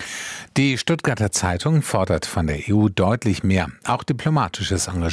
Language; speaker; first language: German; native; German